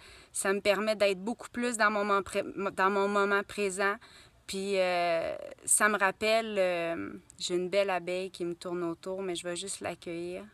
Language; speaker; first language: French; native; French